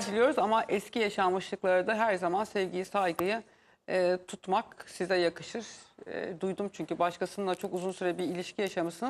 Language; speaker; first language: Turkish; native; Turkish